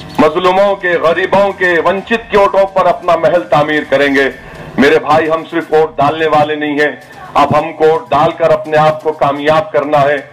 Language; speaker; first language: Urdu; native; Urdu